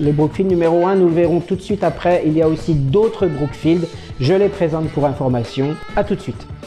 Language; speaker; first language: French; native; French